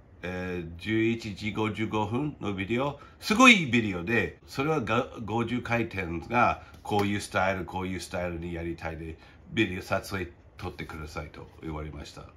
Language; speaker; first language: Japanese; non-native, fluent; English